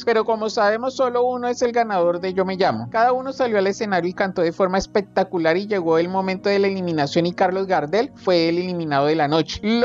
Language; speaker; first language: Spanish; native; Spanish